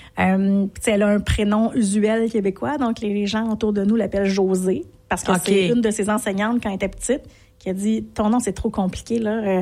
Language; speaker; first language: French; native; French